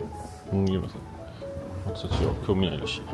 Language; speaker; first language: Japanese; non-native, learner; French